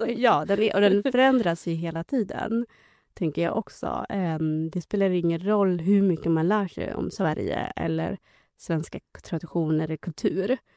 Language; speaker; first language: Swedish; early bilingual, other home language; Somali